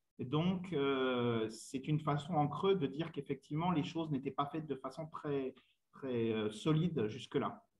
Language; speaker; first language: French; native; French